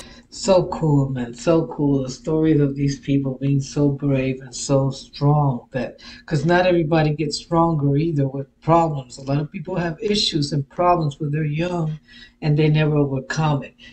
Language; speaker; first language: English; early bilingual, other home language; Spanish